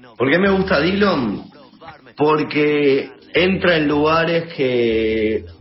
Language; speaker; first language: Spanish; native; Spanish